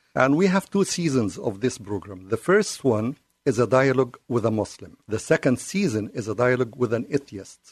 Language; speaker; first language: English; non-native, fluent; Arabic